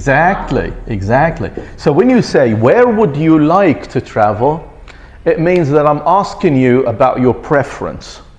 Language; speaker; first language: English; non-native, fluent; Arabic